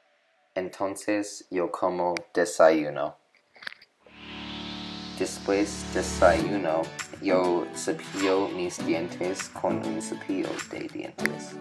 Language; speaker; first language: Spanish; non-native, learner; English